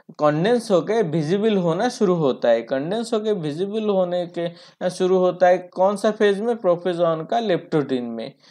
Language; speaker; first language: Hindi; non-native, local second language; Bangla